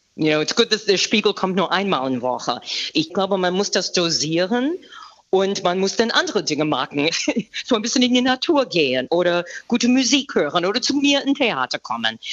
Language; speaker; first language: German; non-native, fluent; English